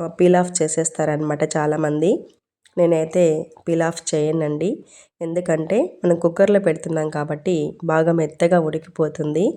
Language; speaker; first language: Telugu; non-native, local second language; Urdu